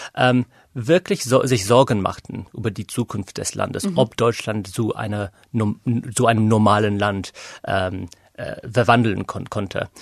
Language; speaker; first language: German; non-native, fluent; English